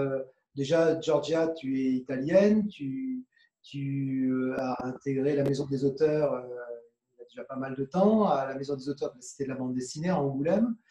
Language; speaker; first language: French; native; French